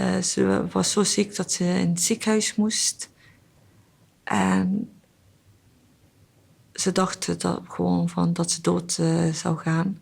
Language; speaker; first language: Dutch; early bilingual, other home language; Korean